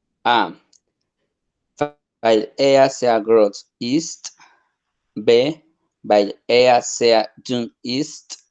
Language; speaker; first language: German; non-native, learner; Spanish